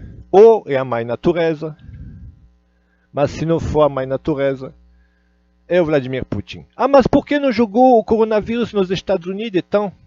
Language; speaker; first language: Portuguese; non-native, fluent; Russian